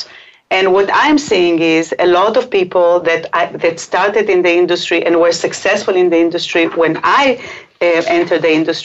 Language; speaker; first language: English; non-native, fluent; Hebrew